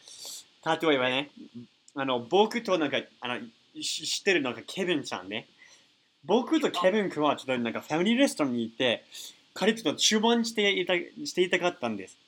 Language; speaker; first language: Japanese; non-native, learner; English